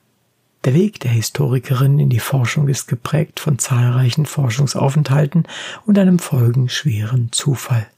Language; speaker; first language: German; native; German